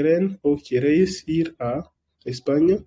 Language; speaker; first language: Spanish; non-native, fluent; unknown